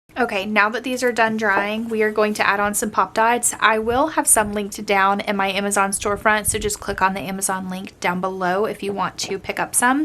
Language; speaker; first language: English; native; English